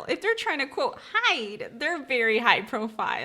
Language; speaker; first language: English; native; English